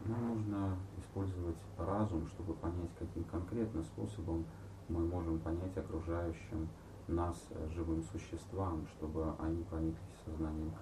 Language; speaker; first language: Russian; native; Russian